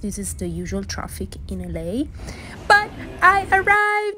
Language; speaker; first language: English; non-native, fluent; Italian